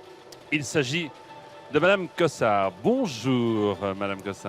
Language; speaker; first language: French; native; French